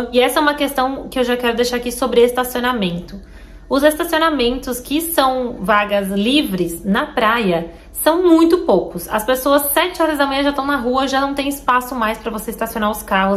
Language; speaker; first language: Portuguese; native; Portuguese